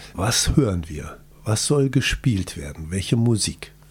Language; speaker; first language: German; native; German